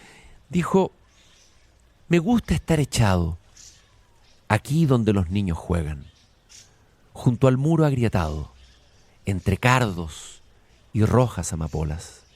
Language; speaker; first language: Spanish; native; Spanish